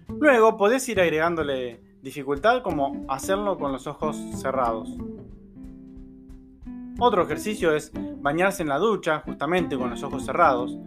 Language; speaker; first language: Spanish; native; Spanish